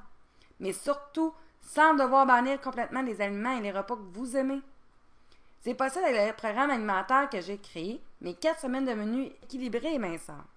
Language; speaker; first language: French; native; French